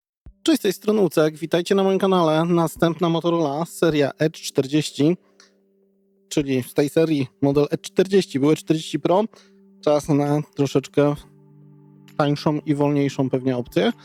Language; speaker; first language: Polish; native; Polish